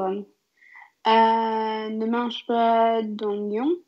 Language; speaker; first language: French; non-native, learner; Russian